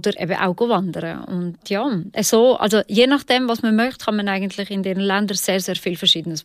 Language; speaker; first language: German; early bilingual, other home language; Albanian